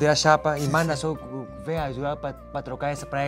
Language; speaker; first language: Portuguese; non-native, learner; Vietnamese